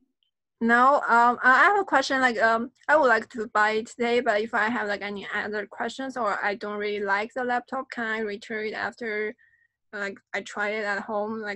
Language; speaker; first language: English; non-native, fluent; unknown